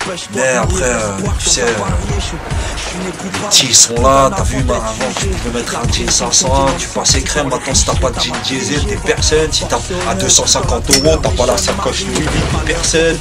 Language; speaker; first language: French; early bilingual, other home language; Arabic